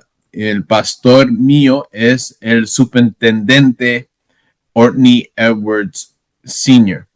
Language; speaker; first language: Spanish; non-native, learner; English